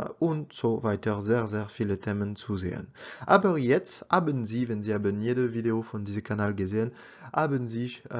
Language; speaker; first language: German; non-native, learner; French